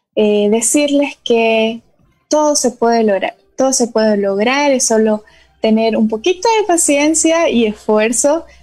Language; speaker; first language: Spanish; non-native, local second language; Portuguese